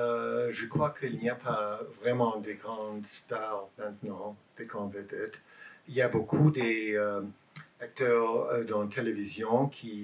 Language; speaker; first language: French; non-native, learner; English